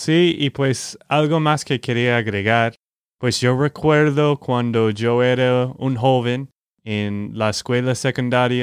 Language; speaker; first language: Spanish; non-native, fluent; English